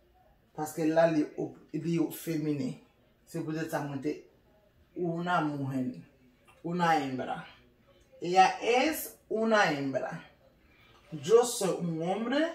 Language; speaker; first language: Spanish; non-native, learner; Haitian Creole